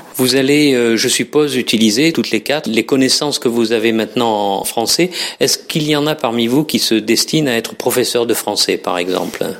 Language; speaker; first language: French; native; French